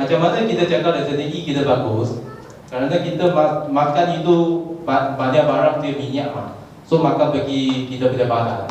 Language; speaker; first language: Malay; non-native, local second language; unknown